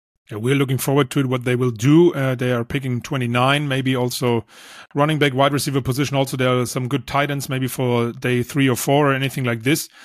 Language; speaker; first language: English; non-native, fluent; German